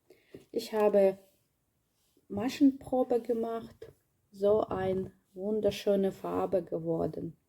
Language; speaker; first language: German; non-native, learner; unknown